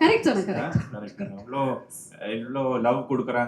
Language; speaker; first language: Tamil; non-native, local second language; Malayalam